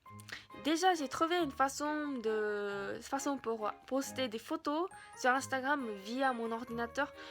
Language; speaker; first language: French; non-native, learner; Japanese